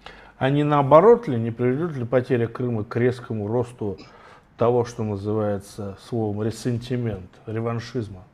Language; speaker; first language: Russian; native; Russian